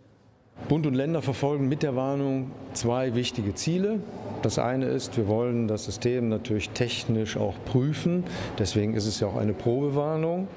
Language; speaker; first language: German; native; German